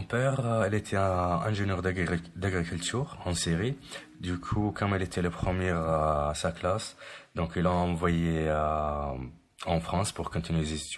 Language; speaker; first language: French; non-native, fluent; Arabic